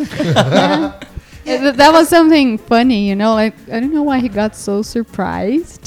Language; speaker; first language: English; non-native, fluent; Portuguese